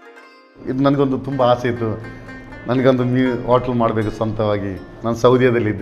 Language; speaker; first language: Kannada; non-native, local second language; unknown